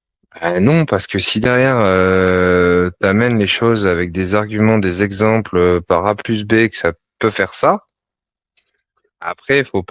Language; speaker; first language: French; native; French